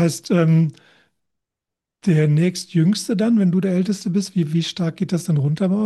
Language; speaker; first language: German; native; German